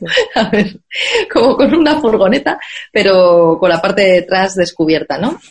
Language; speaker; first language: Spanish; native; Spanish